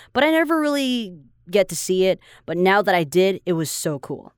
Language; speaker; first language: English; non-native, fluent; Chinese